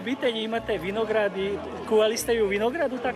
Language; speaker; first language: Croatian; early bilingual, heritage; Croatian